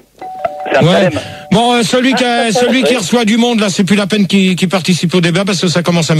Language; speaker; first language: French; native; French